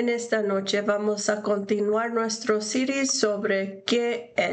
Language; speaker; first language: Spanish; non-native, fluent; English